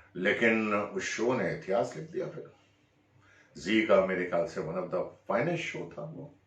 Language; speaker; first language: Hindi; native; Hindi